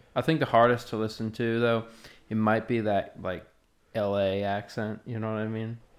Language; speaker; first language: English; native; English